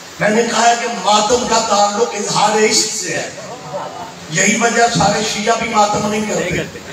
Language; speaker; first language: Urdu; non-native, local second language; Punjabi